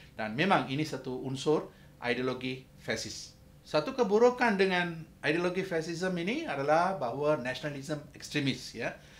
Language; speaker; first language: Malay; non-native, local second language; Tamil